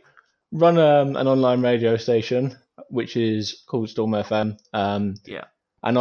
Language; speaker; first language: English; native; English